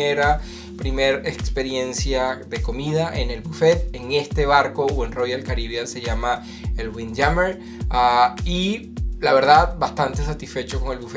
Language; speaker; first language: Spanish; native; Spanish